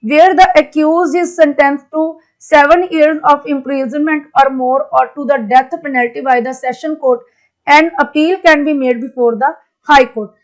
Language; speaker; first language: English; non-native, local second language; Punjabi